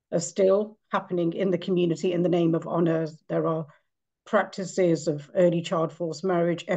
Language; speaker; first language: English; native; English